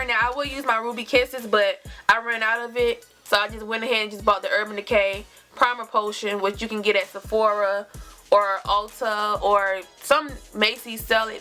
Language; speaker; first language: English; native; English